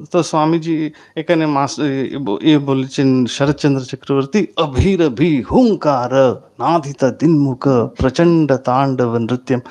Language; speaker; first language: Bangla; native; Bangla